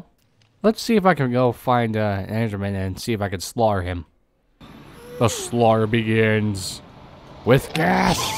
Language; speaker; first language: English; native; English